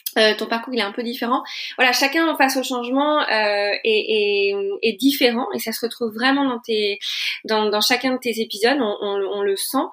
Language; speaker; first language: French; native; French